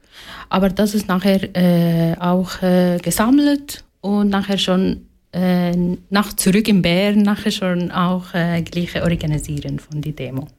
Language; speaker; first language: German; non-native, learner; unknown